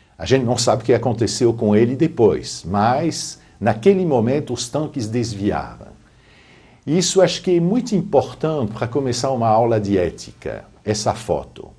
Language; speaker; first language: Portuguese; non-native, fluent; French